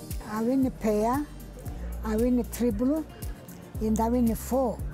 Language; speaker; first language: English; non-native, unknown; Italian